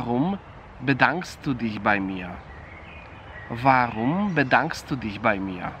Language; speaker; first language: German; non-native, fluent; Polish